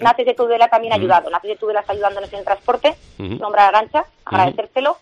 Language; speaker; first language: Spanish; native; Spanish